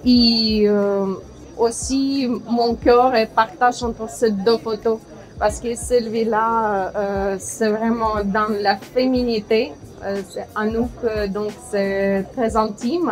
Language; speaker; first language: French; non-native, fluent; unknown